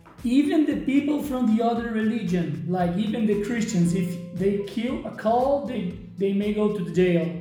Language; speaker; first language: English; non-native, fluent; Portuguese